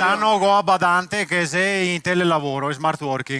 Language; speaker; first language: Italian; native; Italian